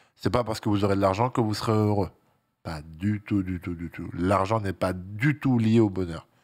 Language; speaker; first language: French; native; French